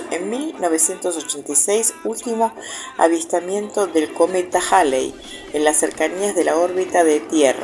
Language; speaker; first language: Spanish; native; Spanish